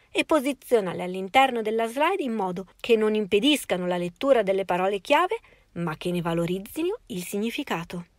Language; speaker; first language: Italian; native; Italian